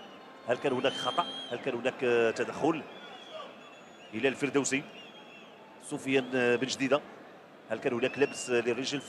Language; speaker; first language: Arabic; native; Arabic